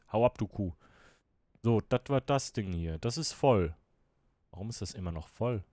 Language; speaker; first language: German; native; German